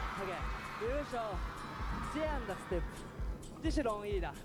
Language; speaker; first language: Chinese; non-native, learner; Japanese